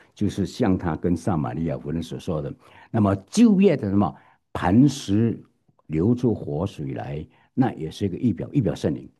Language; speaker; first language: Chinese; native; Chinese